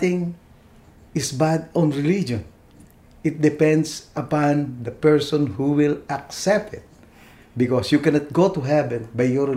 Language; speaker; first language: English; non-native, local second language; Filipino